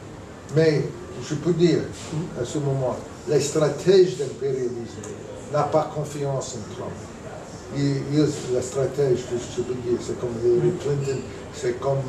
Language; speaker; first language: French; non-native, fluent; English